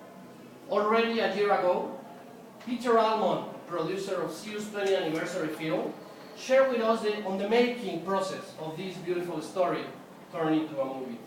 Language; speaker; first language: English; non-native, fluent; Spanish